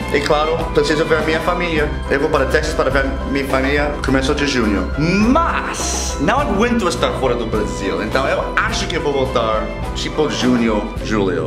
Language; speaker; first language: Portuguese; non-native, fluent; English